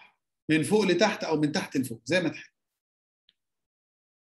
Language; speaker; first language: Arabic; native; Arabic